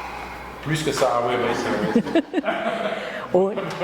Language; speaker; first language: French; native; French